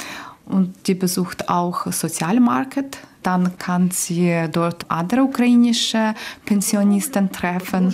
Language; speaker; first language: German; non-native, learner; Ukrainian